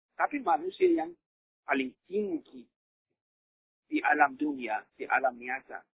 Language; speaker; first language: Indonesian; non-native, fluent; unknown